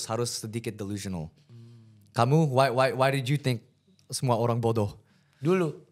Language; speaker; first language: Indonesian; early bilingual, heritage; English